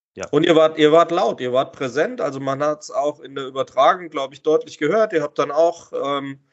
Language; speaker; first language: German; native; German